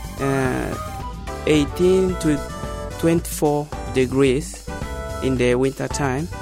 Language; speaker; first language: English; non-native, learner; Portuguese